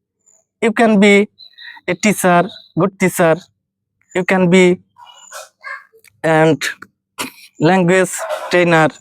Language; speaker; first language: English; non-native, learner; Bangla